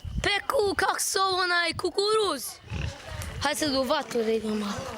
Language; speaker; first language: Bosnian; early bilingual, heritage; English